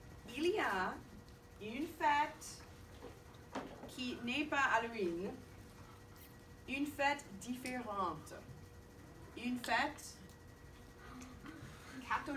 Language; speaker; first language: French; non-native, fluent; English